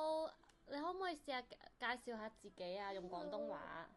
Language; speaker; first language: Cantonese; native; Cantonese